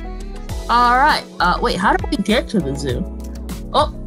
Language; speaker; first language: English; native; English